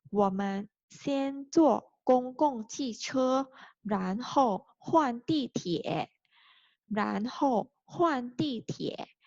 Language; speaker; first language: Chinese; non-native, fluent; Thai